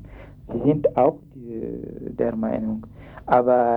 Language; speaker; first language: German; non-native, fluent; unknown